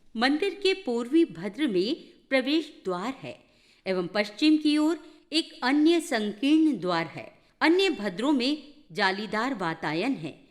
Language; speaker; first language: Hindi; native; Hindi